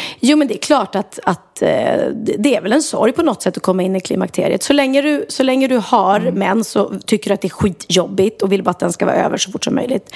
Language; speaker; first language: Swedish; native; Swedish